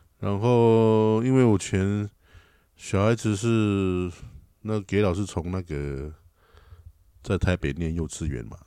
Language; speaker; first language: Chinese; native; Chinese